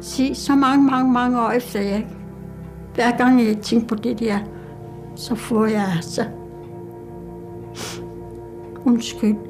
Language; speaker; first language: Danish; non-native, local second language; Kalaallisut